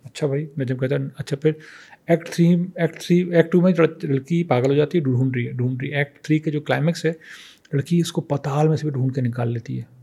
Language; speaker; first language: Urdu; native; Urdu